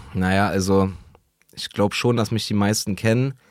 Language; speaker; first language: German; native; German